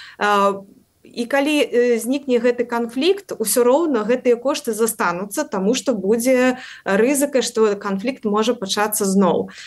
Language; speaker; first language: Belarusian; non-native, local second language; Russian